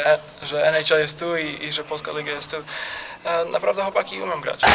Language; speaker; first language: Polish; early bilingual, heritage; Polish